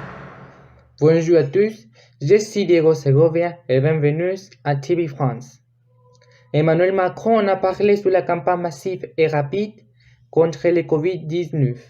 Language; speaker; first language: French; non-native, learner; Spanish